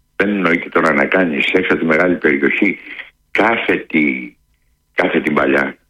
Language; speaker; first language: Greek; native; Greek